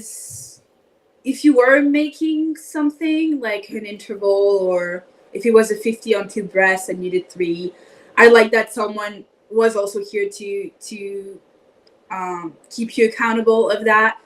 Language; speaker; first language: English; non-native, fluent; French